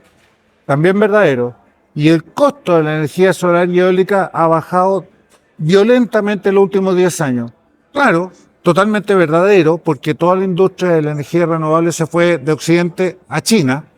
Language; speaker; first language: Spanish; native; Spanish